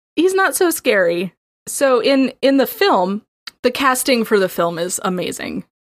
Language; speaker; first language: English; native; English